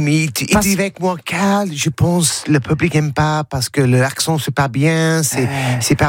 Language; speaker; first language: French; non-native, learner; English